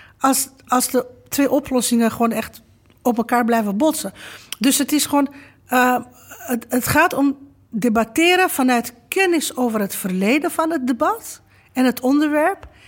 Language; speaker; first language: Dutch; non-native, fluent; Romanian